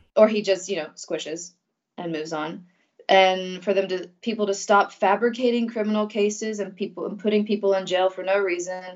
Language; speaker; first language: English; early bilingual, other home language; Russian